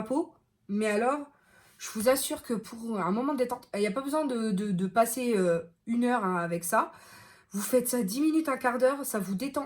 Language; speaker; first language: French; native; French